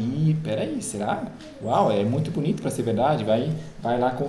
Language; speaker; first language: Portuguese; native; Portuguese